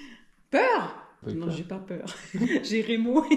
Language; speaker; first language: French; non-native, learner; German